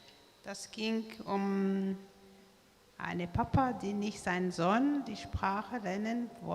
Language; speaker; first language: German; non-native, learner; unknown